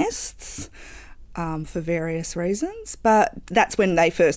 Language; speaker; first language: English; native; English